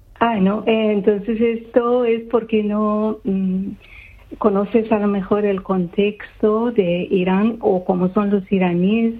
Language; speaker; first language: Spanish; non-native, fluent; Persian